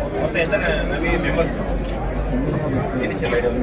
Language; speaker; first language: Telugu; native; Telugu